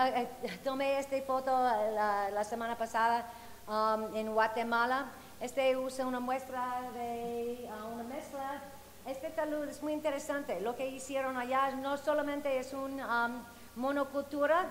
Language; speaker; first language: Spanish; non-native, fluent; English